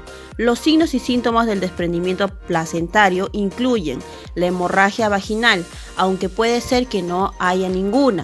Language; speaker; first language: Spanish; native; Spanish